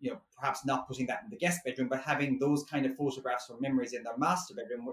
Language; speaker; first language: English; native; English